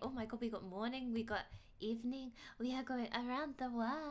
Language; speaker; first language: English; native; English